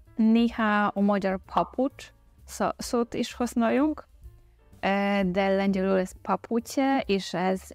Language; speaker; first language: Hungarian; non-native, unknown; Polish